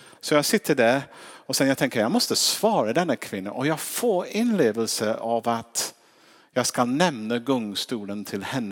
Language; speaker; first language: Swedish; non-native, fluent; English